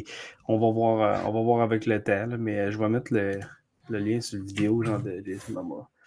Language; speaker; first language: French; native; French